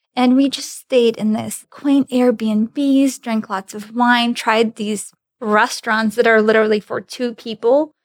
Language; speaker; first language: English; non-native, fluent; Russian